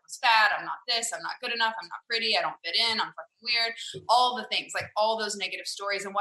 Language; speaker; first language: English; native; English